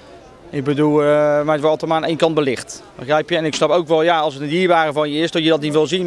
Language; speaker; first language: Dutch; native; Dutch